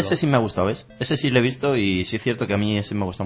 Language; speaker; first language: Spanish; native; Spanish